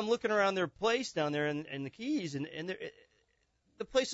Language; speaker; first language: English; native; English